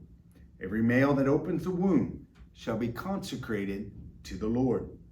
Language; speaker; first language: English; native; English